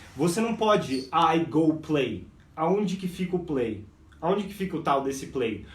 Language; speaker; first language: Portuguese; non-native, fluent; English